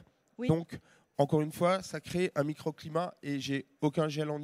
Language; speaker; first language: French; native; French